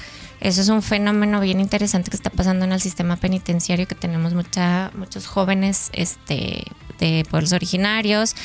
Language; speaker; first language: Spanish; native; Spanish